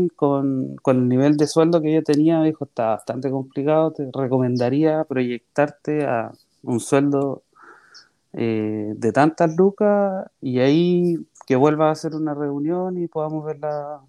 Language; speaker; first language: Spanish; native; Spanish